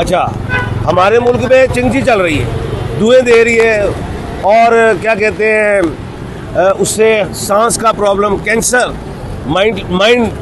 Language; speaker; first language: Urdu; non-native, local second language; Punjabi